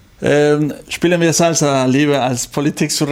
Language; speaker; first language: German; non-native, learner; Spanish